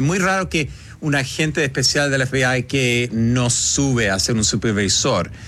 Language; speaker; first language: Spanish; early bilingual, heritage; English